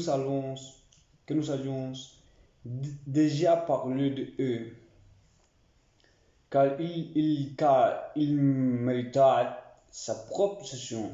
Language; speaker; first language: French; non-native, learner; Spanish